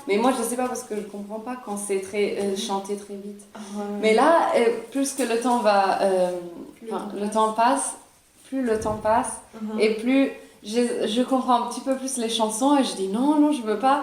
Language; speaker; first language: French; early bilingual, other home language; Italian